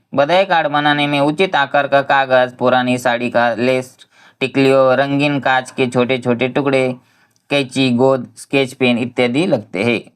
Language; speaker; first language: Hindi; non-native, local second language; Marathi